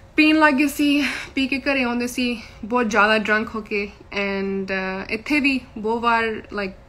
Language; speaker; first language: Punjabi; early bilingual, heritage; Punjabi